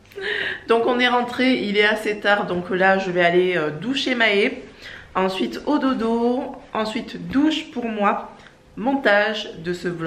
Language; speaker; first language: French; native; French